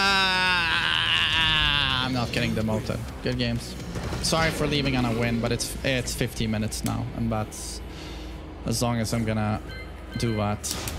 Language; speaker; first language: English; non-native, fluent; Swedish